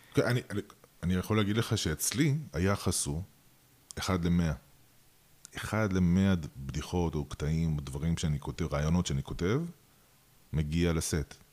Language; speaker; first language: Hebrew; early bilingual, other home language; Russian